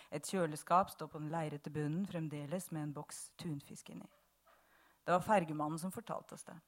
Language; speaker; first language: English; non-native, fluent; Bosnian